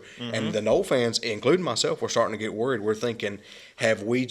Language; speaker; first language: English; native; English